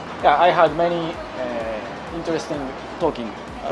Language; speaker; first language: English; non-native, learner; Japanese